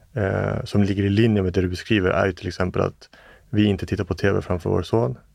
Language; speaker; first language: Swedish; early bilingual, other home language; English